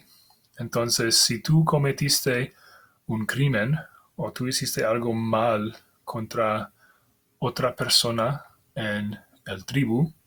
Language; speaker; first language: Spanish; non-native, fluent; English